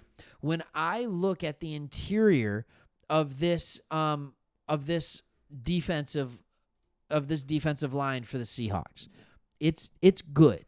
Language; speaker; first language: English; native; English